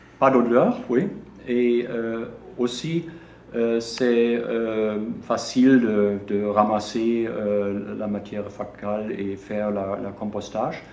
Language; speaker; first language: French; non-native, learner; German